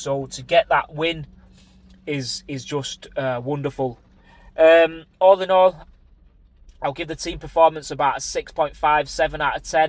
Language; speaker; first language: English; native; English